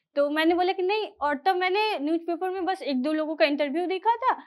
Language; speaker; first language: Hindi; native; Hindi